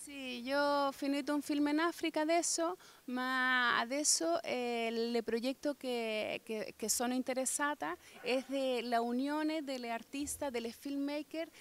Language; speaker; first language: Italian; non-native, fluent; Spanish